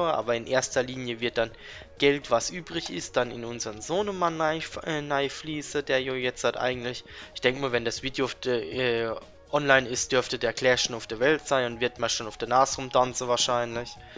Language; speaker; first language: German; native; German